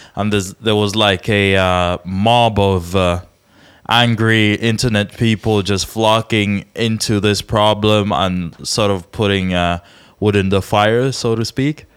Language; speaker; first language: English; non-native, fluent; Czech